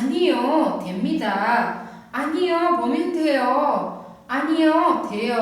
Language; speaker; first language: Korean; non-native, fluent; Indonesian